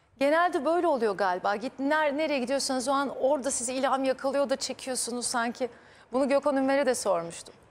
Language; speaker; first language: Turkish; native; Turkish